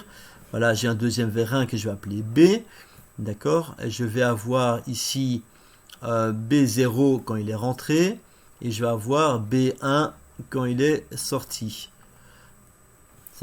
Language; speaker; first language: French; native; French